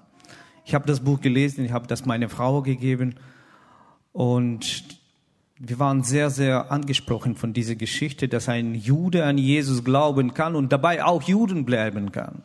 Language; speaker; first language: German; non-native, fluent; Russian